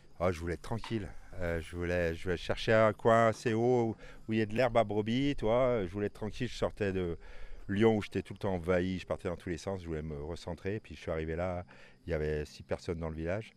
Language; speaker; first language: French; native; French